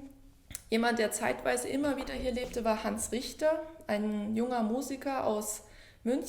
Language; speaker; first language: German; native; German